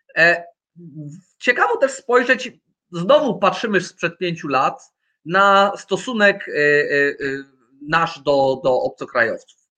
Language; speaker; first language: Polish; native; Polish